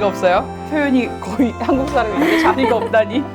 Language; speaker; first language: Korean; native; Korean